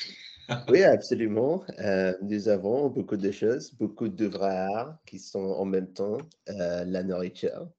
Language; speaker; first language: French; non-native, learner; English